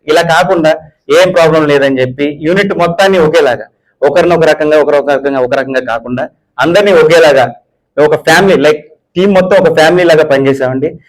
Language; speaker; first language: Telugu; native; Telugu